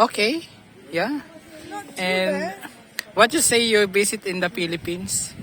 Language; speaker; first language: English; non-native, learner; Filipino